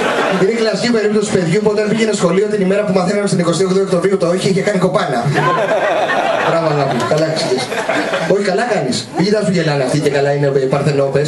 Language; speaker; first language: Greek; native; Greek